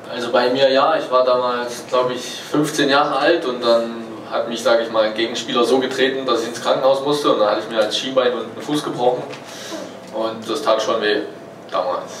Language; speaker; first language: German; native; German